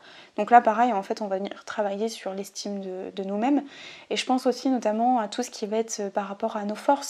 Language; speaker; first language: French; native; French